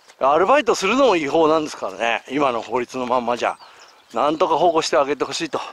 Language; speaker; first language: Japanese; native; Japanese